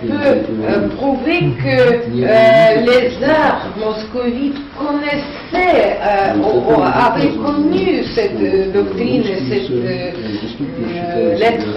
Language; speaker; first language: French; non-native, learner; Russian